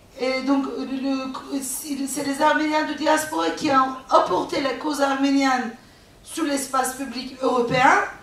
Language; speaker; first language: French; non-native, fluent; Turkish